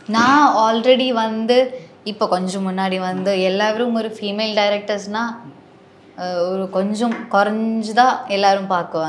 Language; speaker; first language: Tamil; non-native, learner; Malayalam